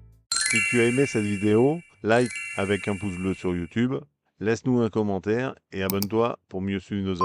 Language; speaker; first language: French; native; French